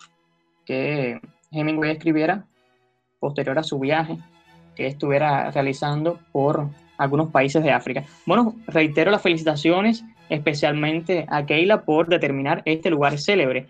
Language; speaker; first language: Spanish; native; Spanish